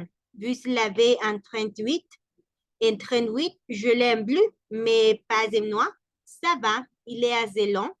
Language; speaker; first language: French; non-native, learner; Spanish